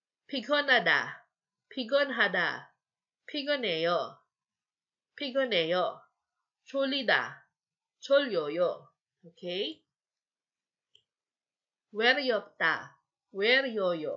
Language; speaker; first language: Korean; non-native, fluent; Filipino